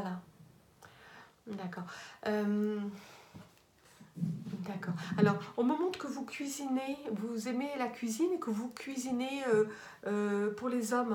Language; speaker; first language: French; native; French